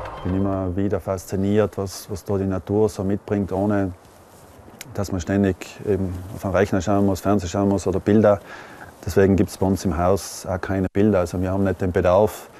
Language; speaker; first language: German; non-native, local second language; Ladin